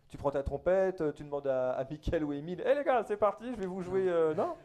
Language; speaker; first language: French; native; French